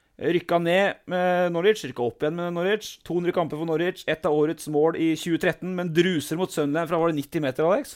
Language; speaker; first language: Norwegian; native; Norwegian